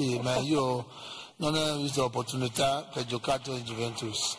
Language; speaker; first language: Italian; non-native, learner; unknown